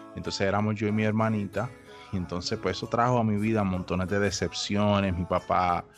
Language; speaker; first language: Spanish; native; Spanish